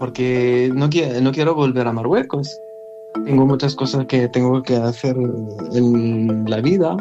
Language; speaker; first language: Spanish; non-native, learner; Arabic